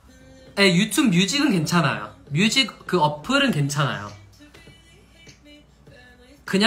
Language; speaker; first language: Korean; non-native, fluent; English